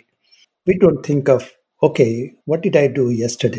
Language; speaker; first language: English; non-native, local second language; Hindi